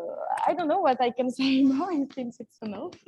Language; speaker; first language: English; non-native, learner; French